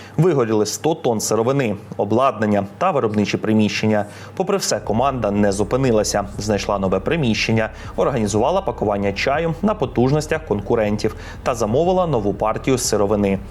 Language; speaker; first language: Ukrainian; native; Ukrainian